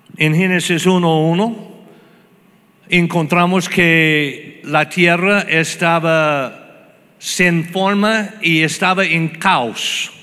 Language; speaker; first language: Spanish; non-native, fluent; English